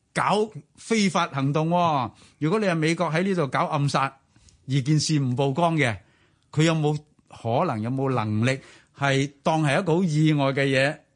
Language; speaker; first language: Cantonese; native; Cantonese